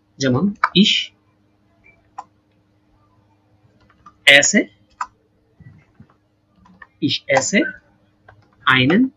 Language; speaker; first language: German; non-native, fluent; Bangla